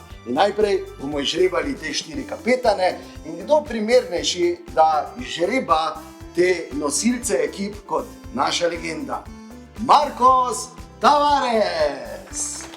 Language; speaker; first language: Slovenian; native; Slovenian